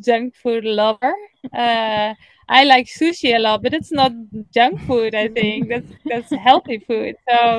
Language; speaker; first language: English; non-native, fluent; Dutch